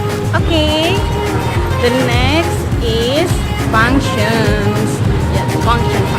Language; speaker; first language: English; non-native, learner; Indonesian